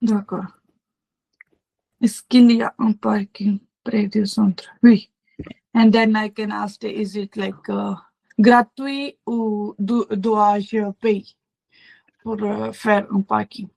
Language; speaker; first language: French; non-native, learner; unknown